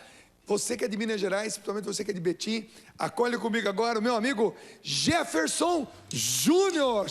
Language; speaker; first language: Portuguese; native; Portuguese